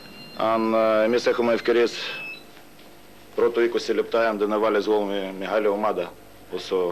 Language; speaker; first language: Greek; non-native, learner; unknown